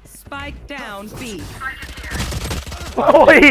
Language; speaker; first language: English; non-native, learner; Thai